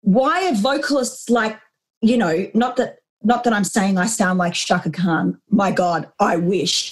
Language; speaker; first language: English; native; English